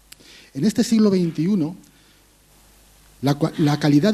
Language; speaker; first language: Spanish; native; Spanish